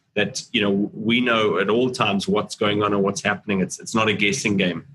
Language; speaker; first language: English; native; English